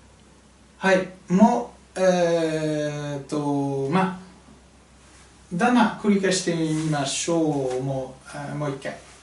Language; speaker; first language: Japanese; non-native, fluent; French